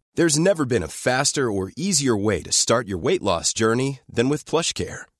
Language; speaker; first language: English; native; English